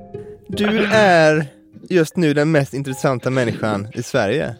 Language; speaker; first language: Swedish; native; Swedish